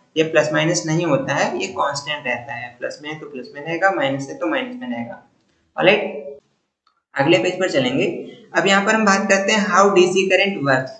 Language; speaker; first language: Hindi; native; Hindi